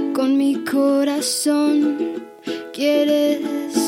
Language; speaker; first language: English; early bilingual, other home language; Spanish